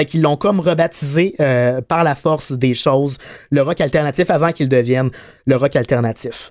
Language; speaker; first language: French; native; French